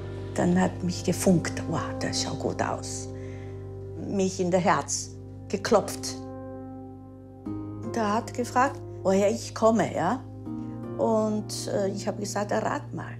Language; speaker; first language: German; early bilingual, heritage; German